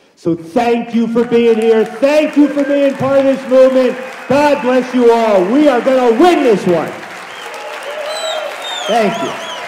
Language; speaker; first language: English; native; English